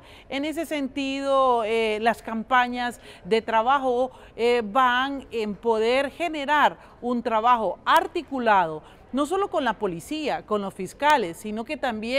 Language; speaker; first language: Spanish; native; Spanish